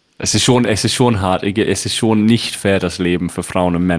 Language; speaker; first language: German; non-native, fluent; English